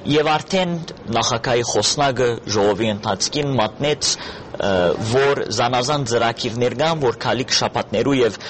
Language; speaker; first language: Armenian; early bilingual, heritage; Armenian